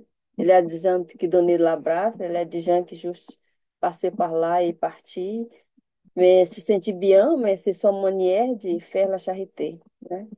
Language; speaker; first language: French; non-native, learner; Portuguese